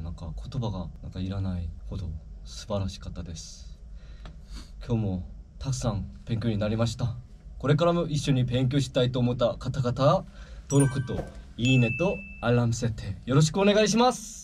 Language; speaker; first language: Japanese; non-native, fluent; Korean